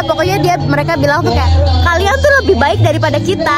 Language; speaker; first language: Indonesian; native; Indonesian